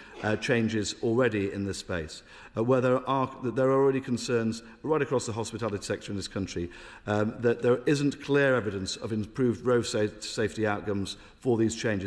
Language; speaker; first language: English; native; English